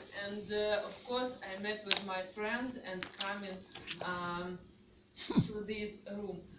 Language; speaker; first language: English; non-native, learner; Russian